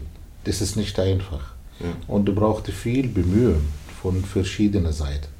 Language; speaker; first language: German; non-native, learner; Arabic